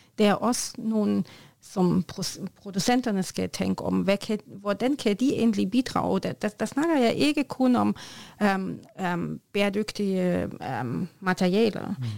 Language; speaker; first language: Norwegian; non-native, learner; German